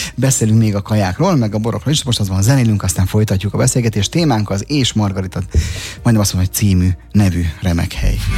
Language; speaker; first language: Hungarian; native; Hungarian